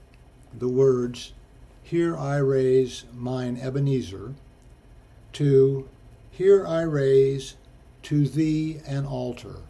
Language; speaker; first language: English; native; English